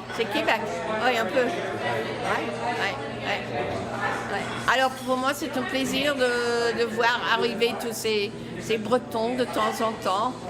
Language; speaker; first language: French; non-native, fluent; English